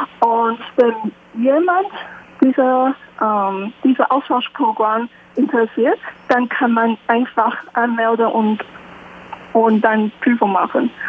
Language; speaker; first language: German; non-native, learner; Chinese